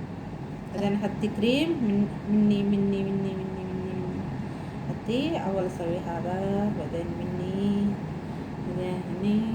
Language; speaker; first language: Arabic; non-native, learner; Telugu